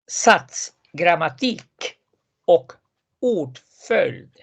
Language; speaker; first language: Swedish; non-native, fluent; Spanish